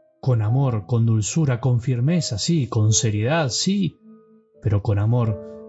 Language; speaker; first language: Spanish; native; Spanish